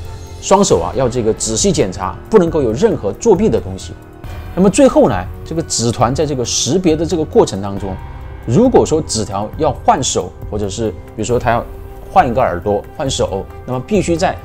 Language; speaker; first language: Chinese; native; Chinese